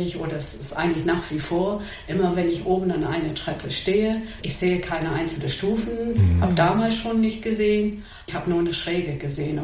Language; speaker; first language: German; non-native, fluent; English